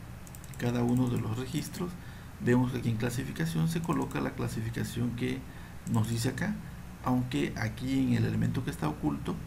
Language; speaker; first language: Spanish; native; Spanish